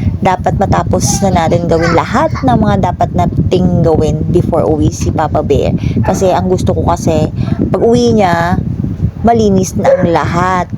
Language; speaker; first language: Filipino; non-native, local second language; Cebuano